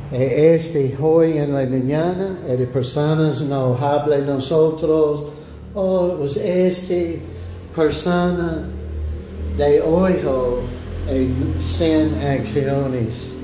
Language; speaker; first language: Spanish; non-native, learner; English